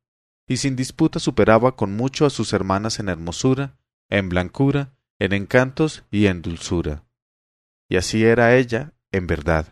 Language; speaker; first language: Spanish; native; Spanish